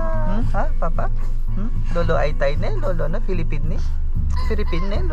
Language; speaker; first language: Filipino; native; Filipino